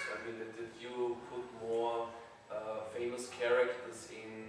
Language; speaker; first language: English; non-native, fluent; German